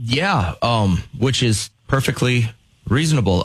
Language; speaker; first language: English; native; English